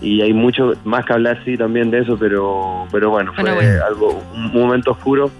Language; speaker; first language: Spanish; native; Spanish